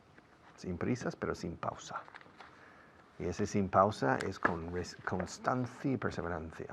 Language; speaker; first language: Spanish; non-native, fluent; English